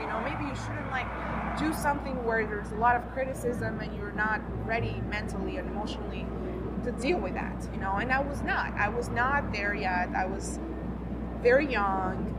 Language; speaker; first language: English; non-native, fluent; Albanian